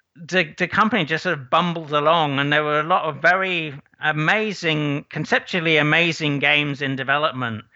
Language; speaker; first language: English; native; English